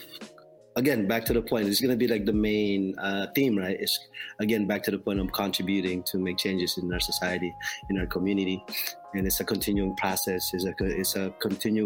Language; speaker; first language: English; non-native, local second language; Filipino